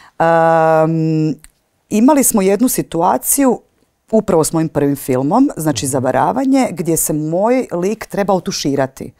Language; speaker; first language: Croatian; native; Croatian